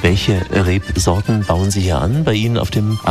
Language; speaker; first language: German; native; German